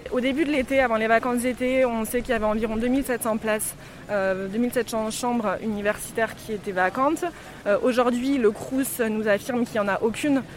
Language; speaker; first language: French; native; French